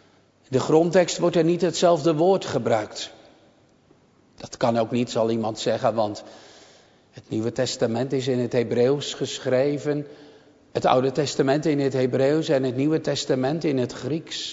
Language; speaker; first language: Dutch; native; Dutch